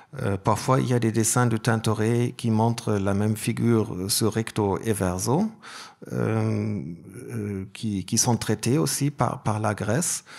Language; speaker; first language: French; non-native, fluent; German